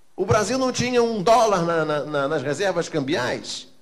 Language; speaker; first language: Portuguese; native; Portuguese